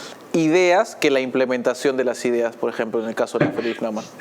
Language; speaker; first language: Spanish; native; Spanish